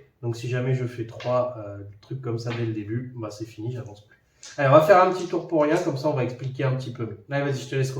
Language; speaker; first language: French; native; French